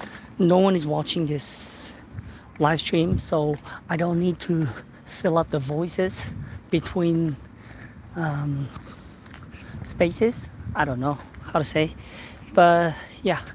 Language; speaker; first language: English; non-native, fluent; Korean